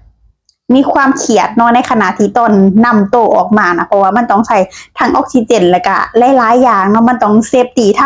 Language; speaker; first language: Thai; non-native, local second language; Lao